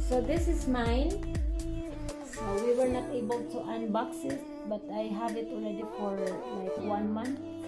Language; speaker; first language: English; non-native, local second language; Filipino